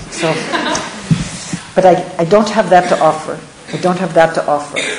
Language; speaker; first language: English; native; English